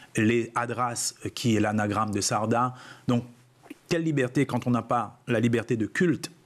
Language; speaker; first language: French; non-native, local second language; Réunion Creole French